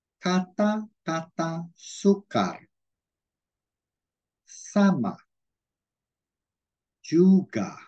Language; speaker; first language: Indonesian; non-native, fluent; Chinese